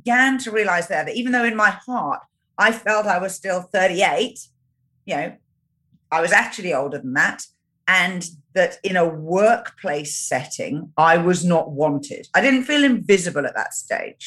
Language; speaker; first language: English; native; English